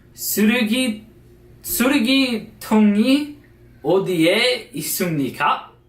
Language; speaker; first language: Korean; non-native, learner; English